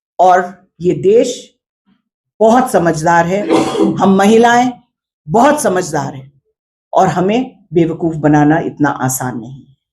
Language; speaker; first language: Hindi; non-native, local second language; Khasi